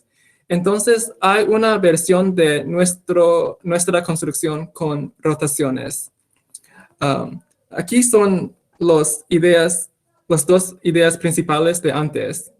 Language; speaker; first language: Spanish; non-native, fluent; English